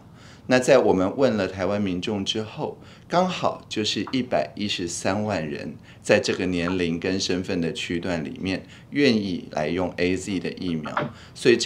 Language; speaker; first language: Chinese; native; Chinese